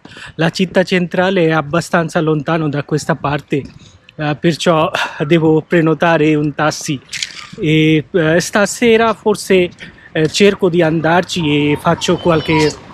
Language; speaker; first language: Italian; non-native, fluent; Bangla